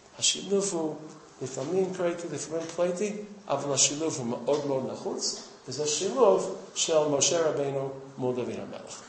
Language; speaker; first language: Hebrew; non-native, fluent; English